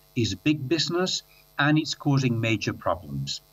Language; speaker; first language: English; non-native, fluent; Catalan